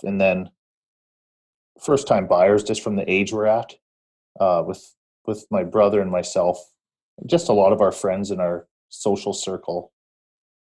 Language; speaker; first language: English; native; English